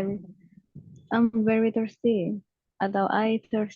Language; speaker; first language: English; non-native, learner; Indonesian